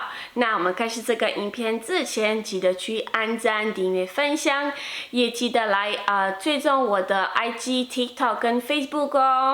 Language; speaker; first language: Chinese; non-native, fluent; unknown